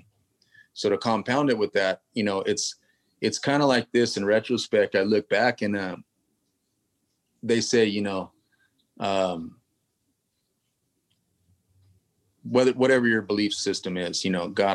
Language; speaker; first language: English; native; English